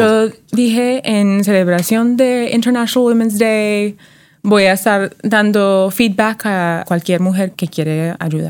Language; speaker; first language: Spanish; early bilingual, heritage; Spanish